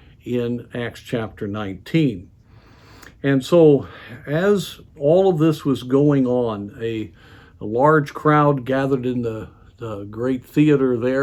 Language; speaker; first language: English; native; English